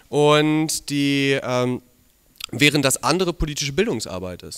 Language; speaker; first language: German; native; German